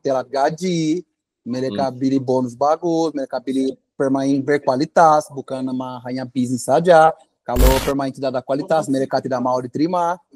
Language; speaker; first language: Indonesian; non-native, fluent; Portuguese